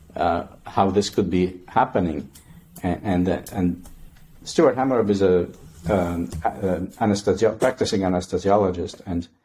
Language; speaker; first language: English; non-native, fluent; Polish